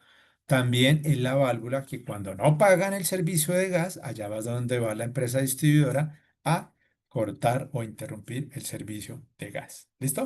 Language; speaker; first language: Spanish; native; Spanish